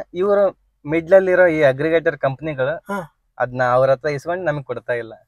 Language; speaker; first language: Kannada; native; Kannada